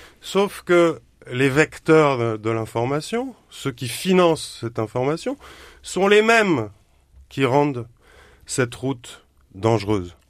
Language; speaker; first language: French; native; French